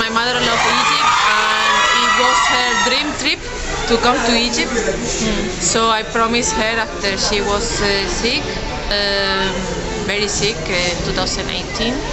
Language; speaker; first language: English; non-native, fluent; Spanish